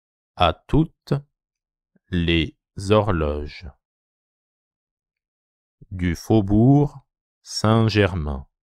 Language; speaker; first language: French; non-native, fluent; Japanese